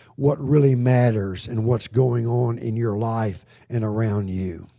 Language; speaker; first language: English; native; English